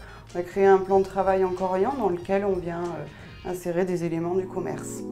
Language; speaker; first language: French; native; French